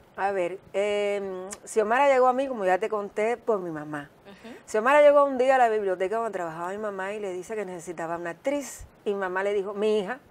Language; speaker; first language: Spanish; native; Spanish